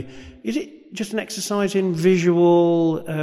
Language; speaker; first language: English; native; English